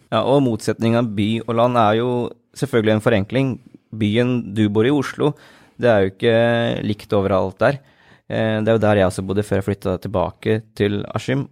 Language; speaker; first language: Norwegian; native; Norwegian